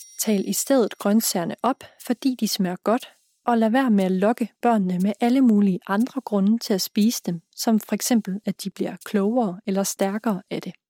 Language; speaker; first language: Danish; native; Danish